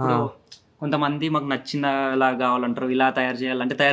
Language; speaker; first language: Telugu; native; Telugu